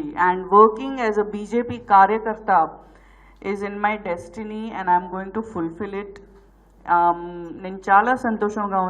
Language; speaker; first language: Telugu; non-native, learner; Gujarati